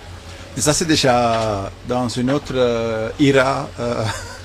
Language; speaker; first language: French; non-native, local second language; Dutch